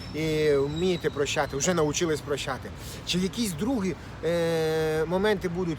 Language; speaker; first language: Ukrainian; native; Ukrainian